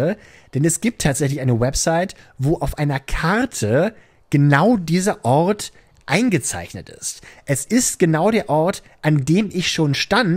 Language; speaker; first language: German; native; German